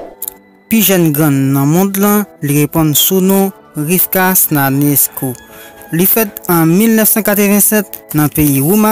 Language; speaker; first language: French; non-native, learner; Haitian Creole